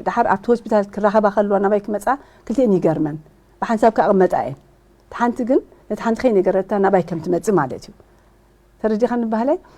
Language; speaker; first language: Tigrinya; early bilingual, heritage; Tigrinya